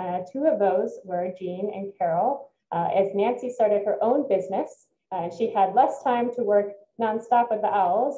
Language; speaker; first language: English; native; English